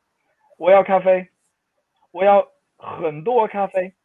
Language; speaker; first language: Chinese; non-native, fluent; Swedish